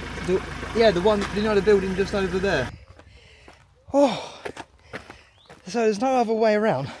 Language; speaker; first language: English; native; English